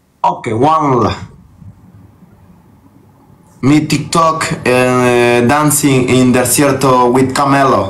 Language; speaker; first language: English; non-native, learner; Spanish